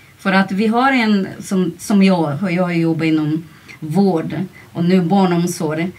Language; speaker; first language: Swedish; non-native, fluent; Portuguese